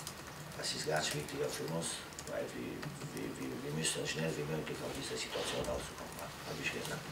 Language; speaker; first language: German; non-native, learner; Romanian